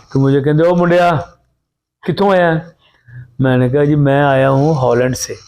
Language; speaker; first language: Urdu; non-native, local second language; Punjabi